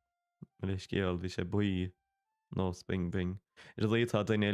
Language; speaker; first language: Irish; non-native, local second language; English